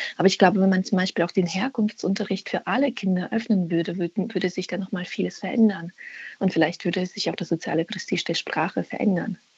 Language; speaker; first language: German; early bilingual, other home language; Russian